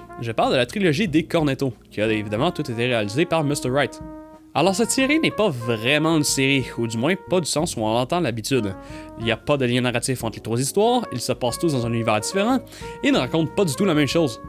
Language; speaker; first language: French; native; French